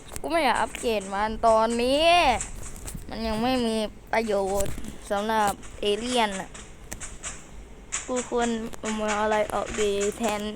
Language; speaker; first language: Thai; native; Thai